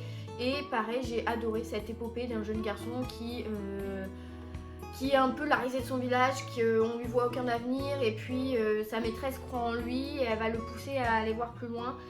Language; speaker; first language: French; native; French